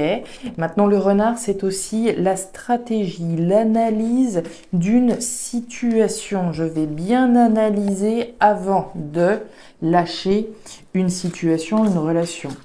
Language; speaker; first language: French; native; French